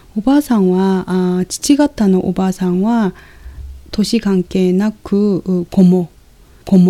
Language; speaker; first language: Japanese; non-native, fluent; Korean